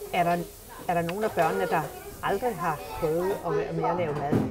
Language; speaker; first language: Danish; native; Danish